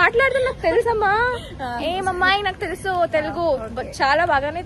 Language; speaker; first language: Telugu; non-native, learner; Kannada